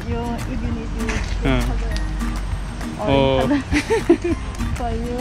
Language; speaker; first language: English; non-native, learner; Thai